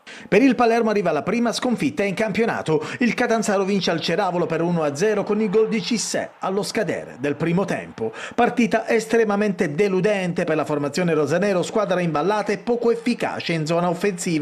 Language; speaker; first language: Italian; native; Italian